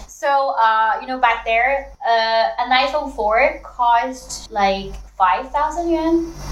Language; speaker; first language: English; non-native, fluent; Chinese